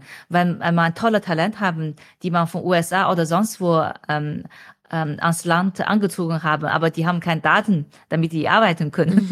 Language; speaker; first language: German; non-native, fluent; Chinese